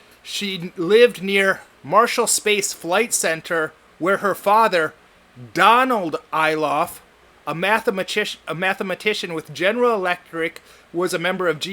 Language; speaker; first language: English; native; English